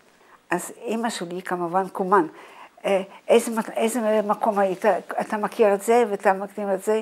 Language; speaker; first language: Hebrew; non-native, fluent; Dutch